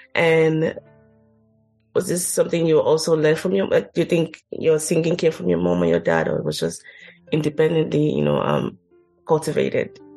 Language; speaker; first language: English; non-native, local second language; Yoruba